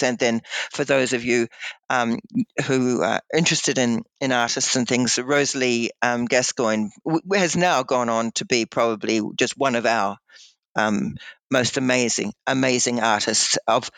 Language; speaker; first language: English; native; English